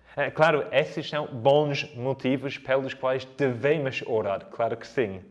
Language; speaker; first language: Portuguese; non-native, fluent; English